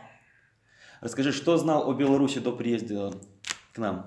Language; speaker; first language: Russian; native; Russian